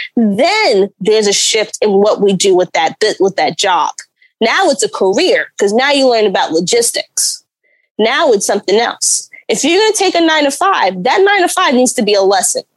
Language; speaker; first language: English; native; English